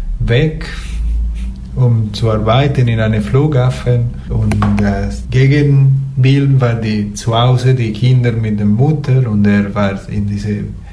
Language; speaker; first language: German; non-native, fluent; Spanish